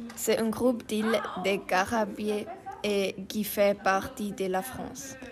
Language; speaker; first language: French; non-native, learner; German